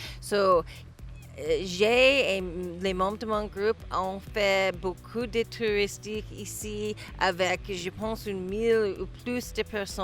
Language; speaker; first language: French; non-native, learner; English